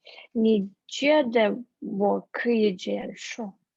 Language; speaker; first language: Chinese; non-native, learner; English